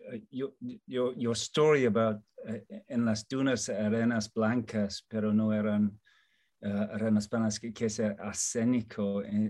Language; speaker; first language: Spanish; non-native, learner; English